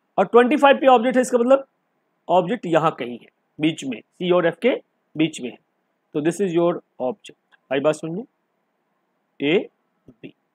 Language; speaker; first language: Hindi; native; Hindi